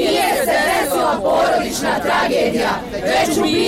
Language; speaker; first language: Croatian; native; Croatian